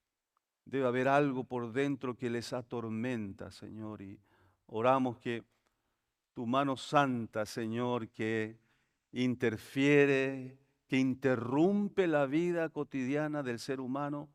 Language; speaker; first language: Spanish; native; Spanish